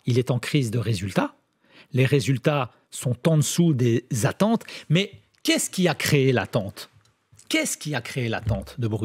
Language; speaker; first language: French; native; French